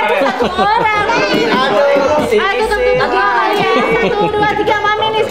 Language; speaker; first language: Indonesian; native; Indonesian